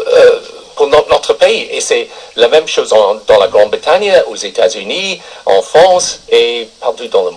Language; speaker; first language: French; non-native, fluent; English